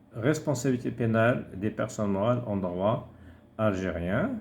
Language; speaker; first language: French; non-native, local second language; Arabic